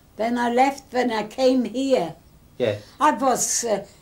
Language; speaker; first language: English; early bilingual, other home language; Polish